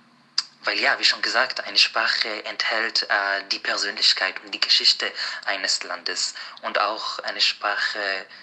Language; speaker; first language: German; non-native, fluent; Arabic